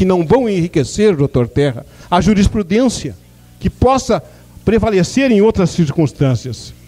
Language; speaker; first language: Portuguese; native; Portuguese